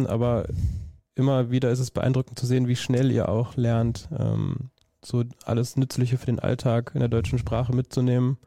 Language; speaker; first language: German; native; German